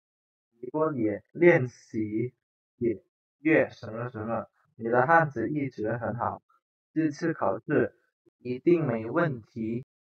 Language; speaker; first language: Chinese; non-native, fluent; Indonesian